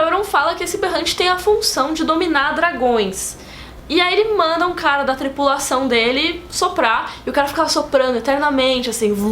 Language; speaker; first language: Portuguese; native; Portuguese